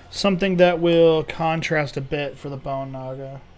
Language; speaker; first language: English; native; English